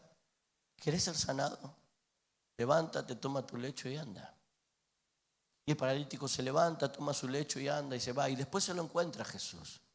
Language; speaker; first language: Spanish; native; Spanish